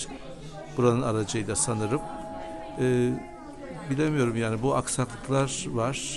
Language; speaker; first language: Turkish; native; Turkish